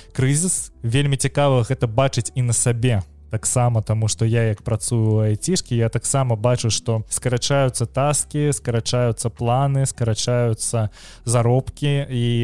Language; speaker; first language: Belarusian; non-native, local second language; Russian